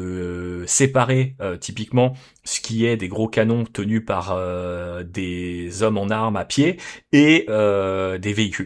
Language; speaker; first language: French; native; French